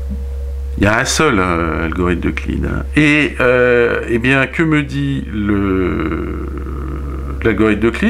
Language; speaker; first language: French; native; French